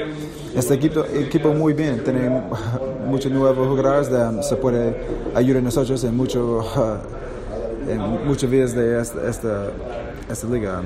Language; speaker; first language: Spanish; non-native, learner; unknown